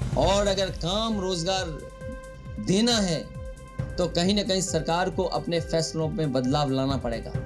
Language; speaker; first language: Hindi; native; Hindi